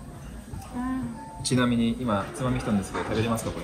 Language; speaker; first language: Japanese; native; Japanese